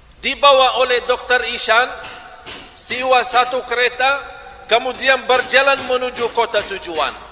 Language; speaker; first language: Malay; non-native, fluent; Arabic